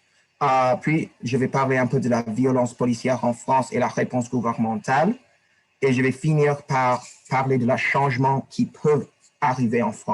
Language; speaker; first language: French; non-native, learner; English